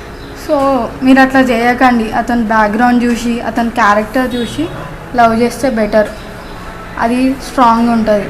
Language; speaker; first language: Telugu; native; Telugu